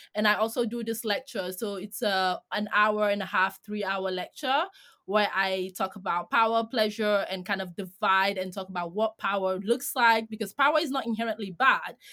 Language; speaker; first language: English; non-native, fluent; Greek